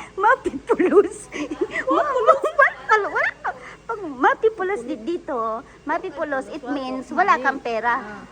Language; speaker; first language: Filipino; non-native, local second language; Hiligaynon